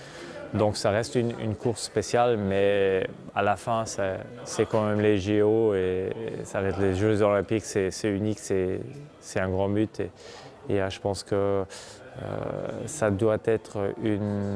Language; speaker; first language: French; non-native, local second language; Luxembourgish